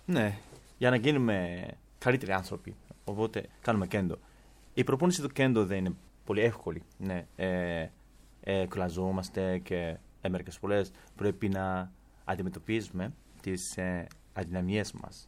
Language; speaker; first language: Greek; non-native, fluent; Japanese